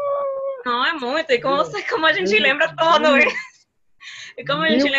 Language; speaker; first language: Portuguese; non-native, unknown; Spanish